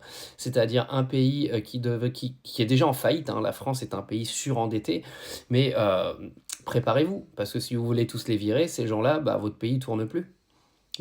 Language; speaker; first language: French; native; French